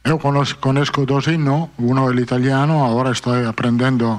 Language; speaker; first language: Portuguese; non-native, fluent; Italian